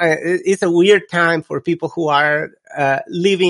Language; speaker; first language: English; non-native, fluent; Spanish